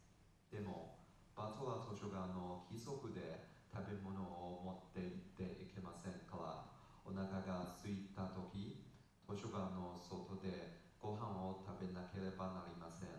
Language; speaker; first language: Japanese; non-native, learner; Chinese